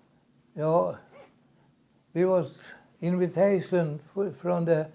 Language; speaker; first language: English; non-native, learner; Swedish